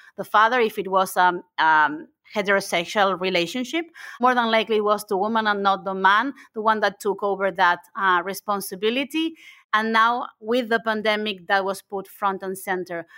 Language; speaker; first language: English; non-native, fluent; Spanish